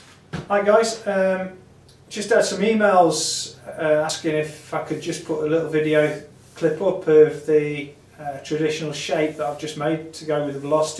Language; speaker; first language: English; native; English